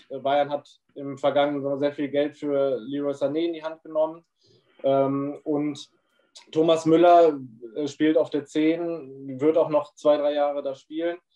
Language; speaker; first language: German; native; German